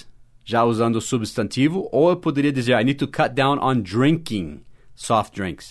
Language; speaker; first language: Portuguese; non-native, fluent; English